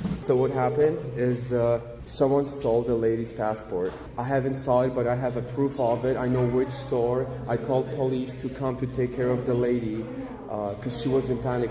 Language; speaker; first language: English; non-native, fluent; Polish